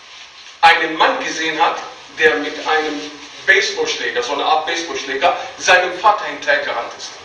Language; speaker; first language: German; non-native, fluent; Arabic